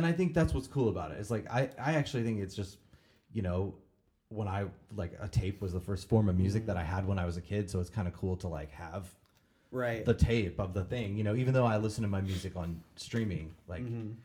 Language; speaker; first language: English; native; English